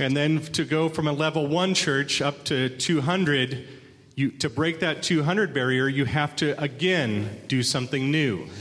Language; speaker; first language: English; native; English